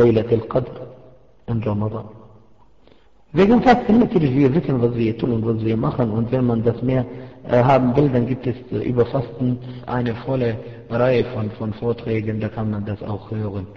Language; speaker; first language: German; non-native, fluent; Arabic